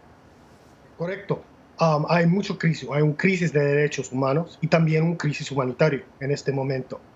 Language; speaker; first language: Spanish; non-native, fluent; English